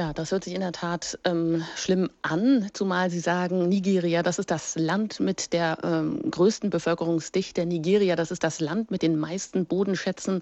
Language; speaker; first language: German; native; German